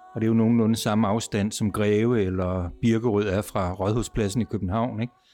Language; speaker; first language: Danish; native; Danish